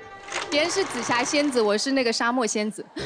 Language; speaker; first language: Chinese; native; Chinese